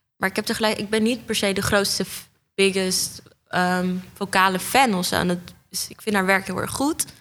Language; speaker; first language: Dutch; native; Dutch